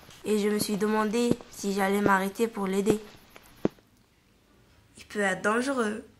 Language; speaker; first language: French; non-native, learner; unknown